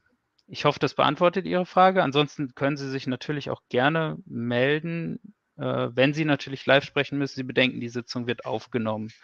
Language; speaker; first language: German; native; German